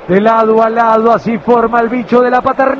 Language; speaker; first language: Spanish; native; Spanish